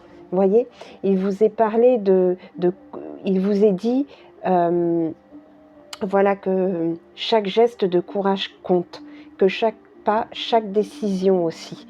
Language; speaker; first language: French; native; French